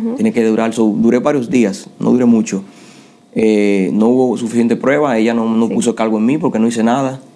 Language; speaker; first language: Spanish; native; Spanish